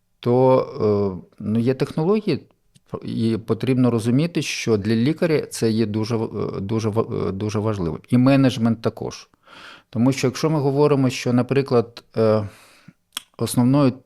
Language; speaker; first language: Ukrainian; native; Ukrainian